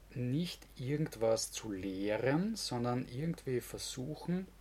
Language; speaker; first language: German; native; German